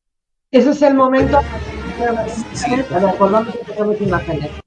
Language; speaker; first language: Spanish; native; Spanish